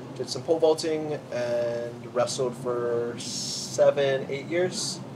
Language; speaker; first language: English; native; English